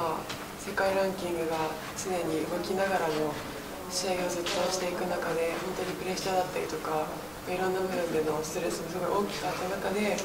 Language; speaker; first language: Japanese; native; Japanese